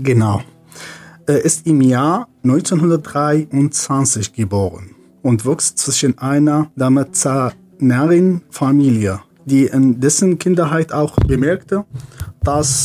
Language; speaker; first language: German; non-native, fluent; Arabic